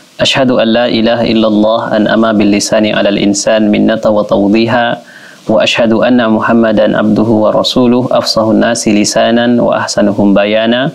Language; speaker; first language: Arabic; non-native, fluent; Indonesian